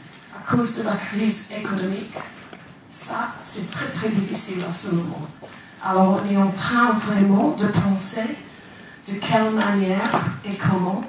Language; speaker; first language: French; non-native, fluent; English